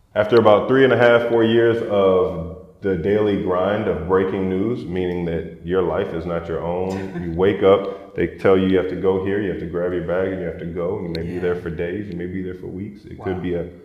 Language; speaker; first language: English; native; English